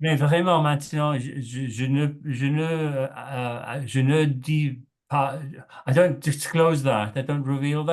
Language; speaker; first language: French; non-native, learner; English